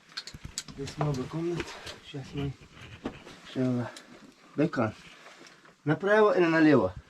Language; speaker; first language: Russian; non-native, local second language; Chechen